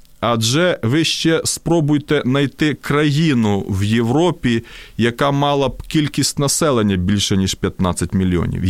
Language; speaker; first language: Ukrainian; non-native, local second language; Russian